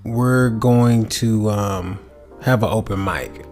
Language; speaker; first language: English; native; English